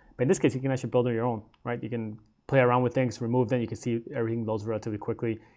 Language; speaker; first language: English; native; English